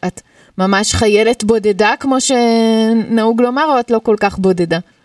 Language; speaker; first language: Hebrew; native; Hebrew